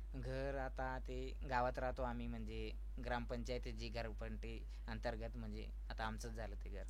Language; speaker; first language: Marathi; non-native, local second language; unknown